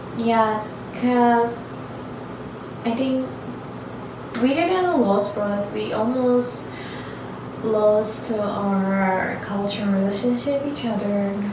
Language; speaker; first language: English; non-native, learner; Turkish